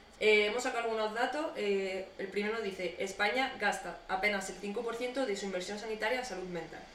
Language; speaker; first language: Spanish; native; Spanish